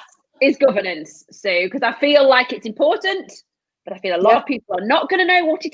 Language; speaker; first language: English; native; English